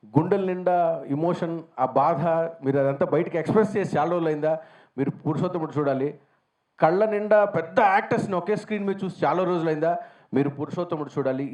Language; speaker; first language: Telugu; native; Telugu